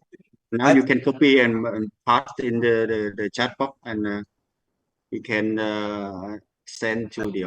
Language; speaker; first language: English; non-native, learner; Vietnamese